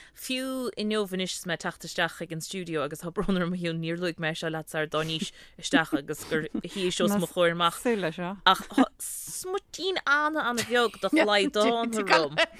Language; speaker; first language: Irish; native; Irish